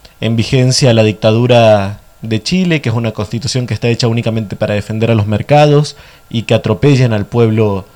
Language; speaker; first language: Spanish; native; Spanish